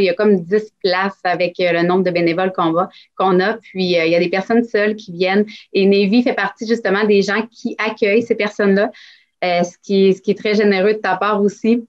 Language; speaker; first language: French; native; French